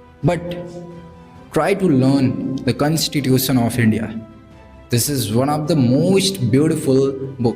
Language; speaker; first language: English; non-native, learner; Bhojpuri